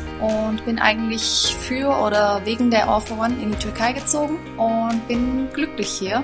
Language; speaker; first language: German; early bilingual, other home language; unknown